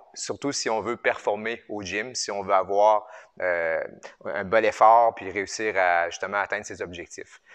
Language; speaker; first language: French; native; French